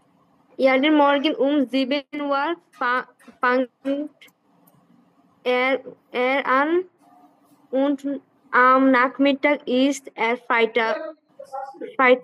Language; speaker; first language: German; non-native, learner; Bangla